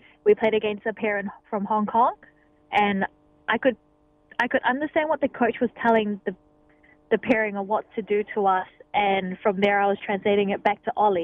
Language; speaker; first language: English; non-native, local second language; Cantonese